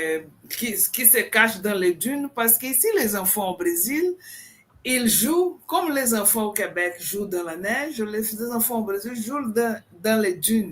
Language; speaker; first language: French; non-native, fluent; Portuguese